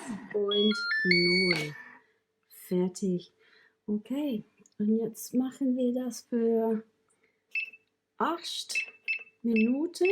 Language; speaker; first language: German; non-native, fluent; English